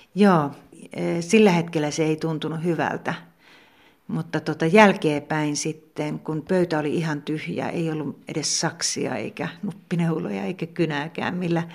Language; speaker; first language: Finnish; native; Finnish